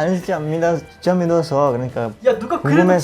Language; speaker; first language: Korean; non-native, learner; Italian